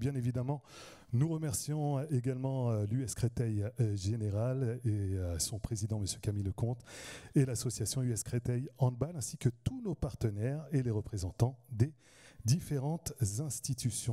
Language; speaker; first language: French; native; French